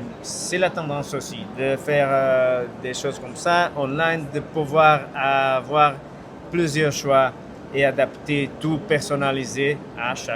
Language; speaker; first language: French; non-native, fluent; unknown